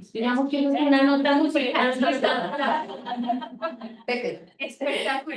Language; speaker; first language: Spanish; native; Spanish